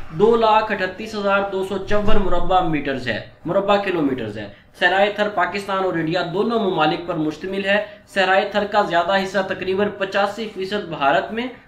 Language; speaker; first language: Urdu; non-native, local second language; Punjabi